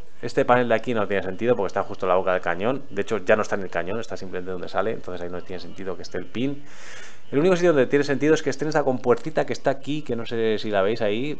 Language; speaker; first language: Spanish; native; Spanish